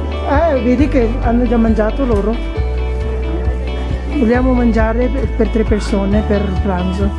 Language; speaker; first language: Italian; non-native, fluent; Filipino